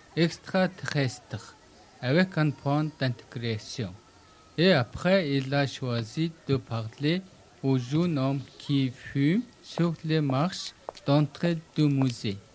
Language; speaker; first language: French; non-native, learner; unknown